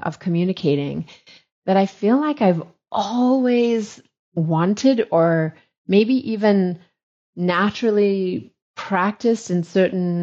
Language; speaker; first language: English; native; English